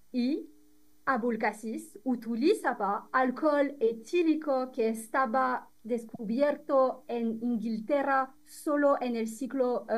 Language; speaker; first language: Spanish; non-native, fluent; French